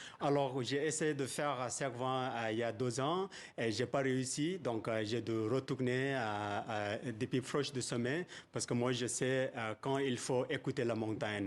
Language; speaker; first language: French; non-native, fluent; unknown